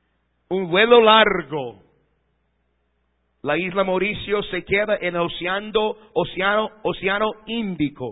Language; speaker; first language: Spanish; non-native, fluent; English